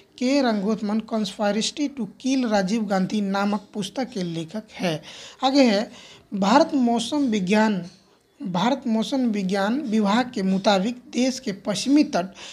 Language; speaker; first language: Hindi; native; Hindi